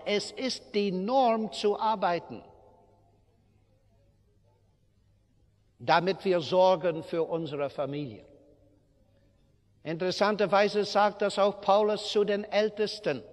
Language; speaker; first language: German; non-native, fluent; English